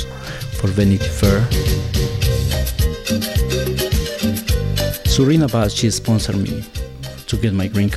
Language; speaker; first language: English; non-native, learner; Spanish